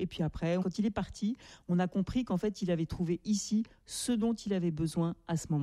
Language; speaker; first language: French; native; French